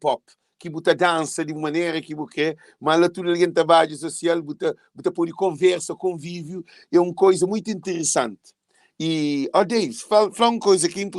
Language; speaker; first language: Portuguese; non-native, local second language; Kabuverdianu